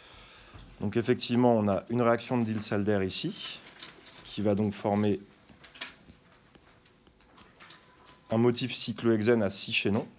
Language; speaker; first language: French; native; French